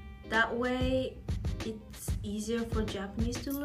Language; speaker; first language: English; non-native, fluent; Japanese